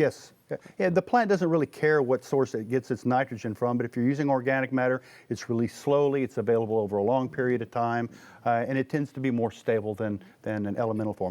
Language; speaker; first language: English; native; English